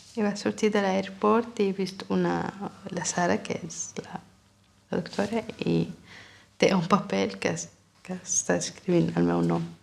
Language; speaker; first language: Catalan; non-native, fluent; Arabic